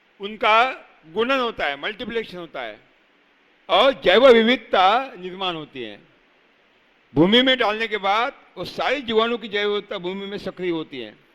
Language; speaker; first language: Hindi; non-native, local second language; Marathi